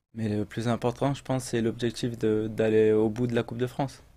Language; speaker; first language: French; native; French